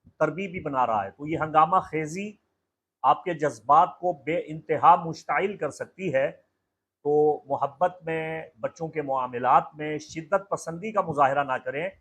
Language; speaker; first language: Urdu; native; Urdu